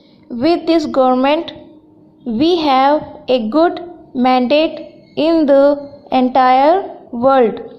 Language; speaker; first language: English; non-native, local second language; Hindi